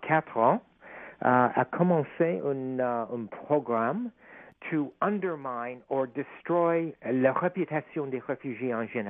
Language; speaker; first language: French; non-native, fluent; English